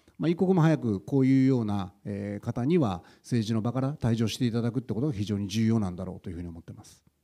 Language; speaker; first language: Japanese; native; Japanese